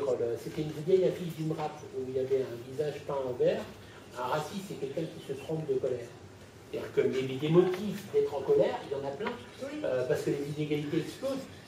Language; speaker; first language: French; native; French